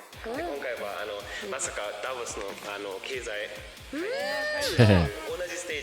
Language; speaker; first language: Japanese; non-native, fluent; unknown